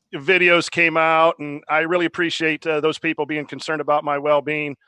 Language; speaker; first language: English; native; English